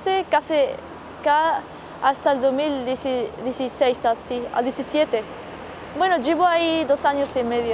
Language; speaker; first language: Spanish; non-native, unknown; Arabic